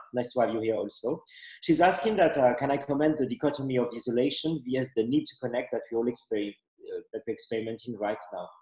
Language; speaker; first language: English; non-native, fluent; Malagasy